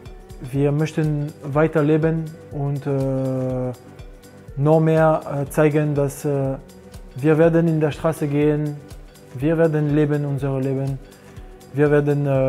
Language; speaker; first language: German; non-native, learner; French